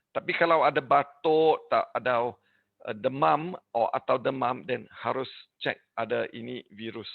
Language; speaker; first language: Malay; non-native, learner; English